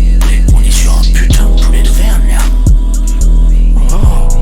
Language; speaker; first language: French; native; French